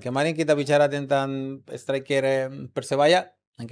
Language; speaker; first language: Indonesian; non-native, fluent; Spanish